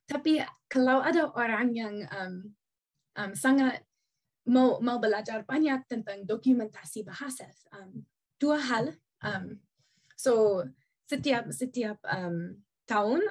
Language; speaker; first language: Indonesian; non-native, learner; English